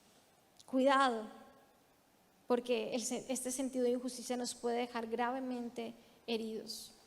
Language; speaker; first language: Spanish; native; Spanish